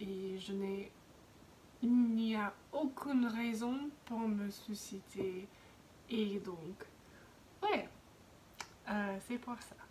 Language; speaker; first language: French; non-native, fluent; English